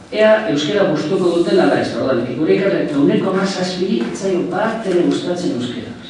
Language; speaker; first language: Basque; non-native, local second language; Spanish